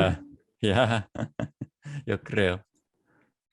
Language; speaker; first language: Spanish; non-native, fluent; English